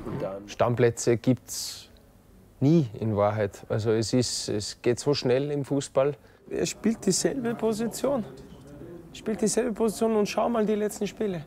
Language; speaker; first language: German; native; German